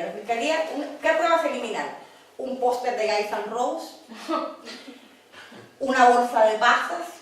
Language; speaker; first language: Spanish; native; Spanish